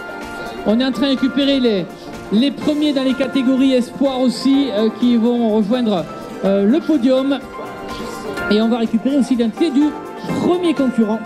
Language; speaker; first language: French; native; French